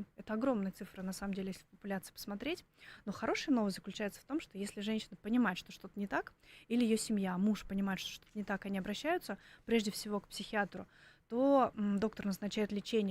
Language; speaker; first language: Russian; native; Russian